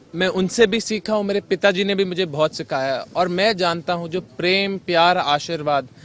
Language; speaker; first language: Hindi; native; Hindi